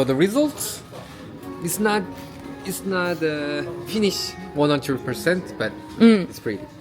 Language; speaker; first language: English; non-native, learner; Korean